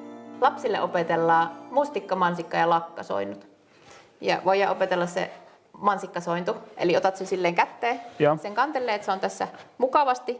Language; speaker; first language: Finnish; native; Finnish